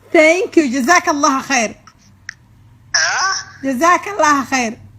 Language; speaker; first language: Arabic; non-native, learner; Somali